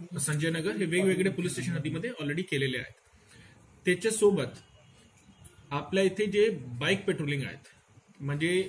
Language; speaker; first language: Marathi; non-native, local second language; Hindi